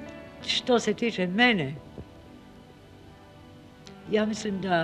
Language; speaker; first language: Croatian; non-native, fluent; English